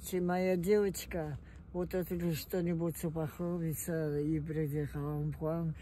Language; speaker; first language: Russian; non-native, local second language; Georgian